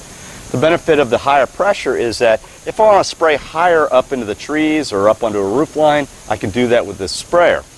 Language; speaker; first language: English; native; English